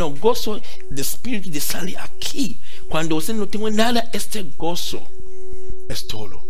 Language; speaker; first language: Spanish; non-native, learner; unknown